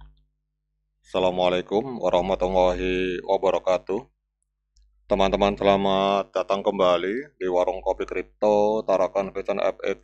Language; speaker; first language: Indonesian; native; Indonesian